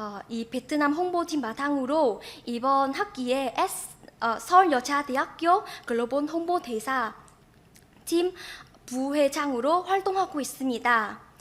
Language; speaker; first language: Korean; non-native, fluent; Vietnamese